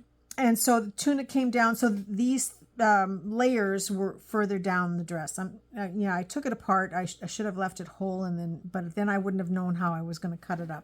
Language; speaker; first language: English; native; English